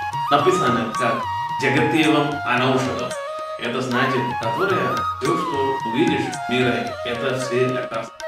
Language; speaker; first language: Russian; non-native, fluent; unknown